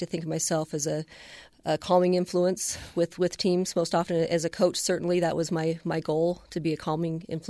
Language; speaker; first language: English; native; English